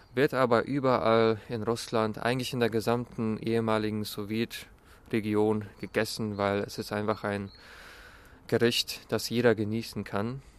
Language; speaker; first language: German; early bilingual, other home language; Russian